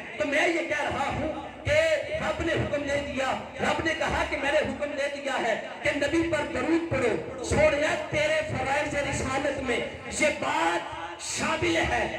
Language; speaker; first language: Urdu; non-native, local second language; Punjabi